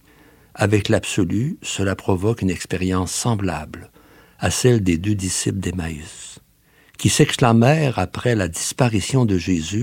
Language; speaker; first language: French; native; French